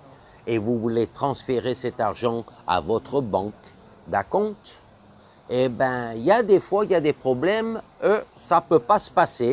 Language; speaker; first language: French; non-native, fluent; English